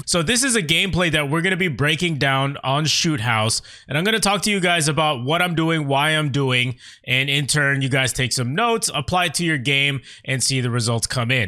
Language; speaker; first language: English; native; English